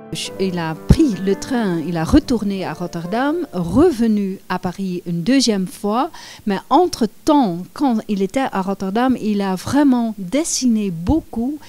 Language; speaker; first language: French; non-native, fluent; Dutch